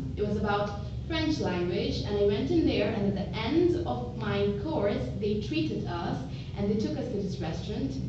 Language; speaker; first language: English; non-native, local second language; Bangla